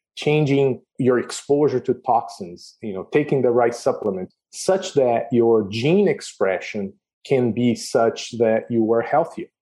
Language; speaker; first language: English; non-native, fluent; Portuguese